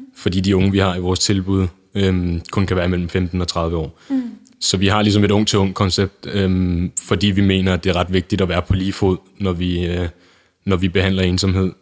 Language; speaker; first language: Danish; native; Danish